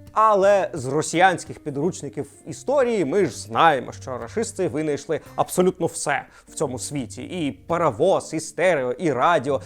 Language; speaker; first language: Ukrainian; non-native, local second language; Russian